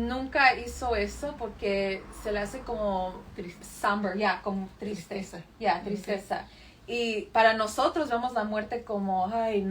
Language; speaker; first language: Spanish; early bilingual, heritage; Spanish